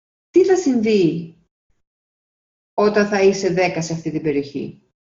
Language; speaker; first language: Greek; native; Greek